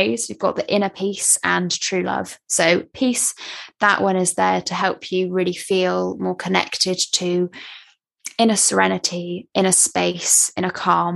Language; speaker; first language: English; native; English